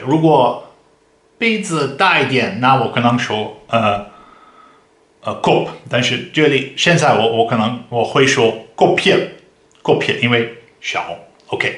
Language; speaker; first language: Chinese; non-native, fluent; Dutch